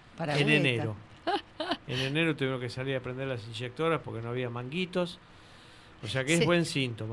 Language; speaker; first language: Spanish; native; Spanish